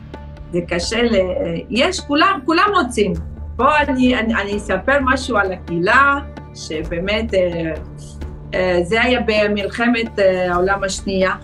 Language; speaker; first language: Hebrew; non-native, fluent; Arabic